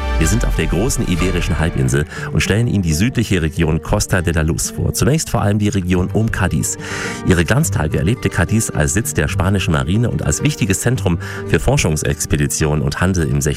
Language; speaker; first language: German; native; German